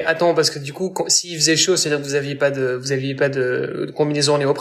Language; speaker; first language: French; native; French